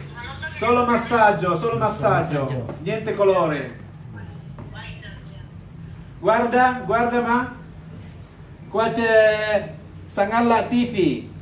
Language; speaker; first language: Italian; non-native, fluent; Indonesian